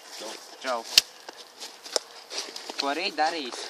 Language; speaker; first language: Latvian; native; Latvian